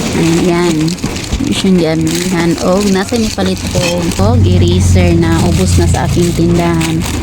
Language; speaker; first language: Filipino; non-native, local second language; Cebuano